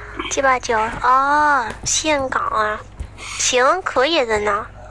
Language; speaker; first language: Chinese; non-native, fluent; Vietnamese